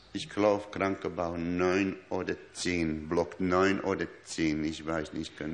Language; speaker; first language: German; non-native, learner; Dutch